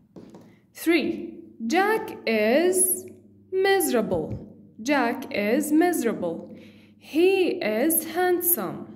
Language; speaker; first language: English; non-native, fluent; Arabic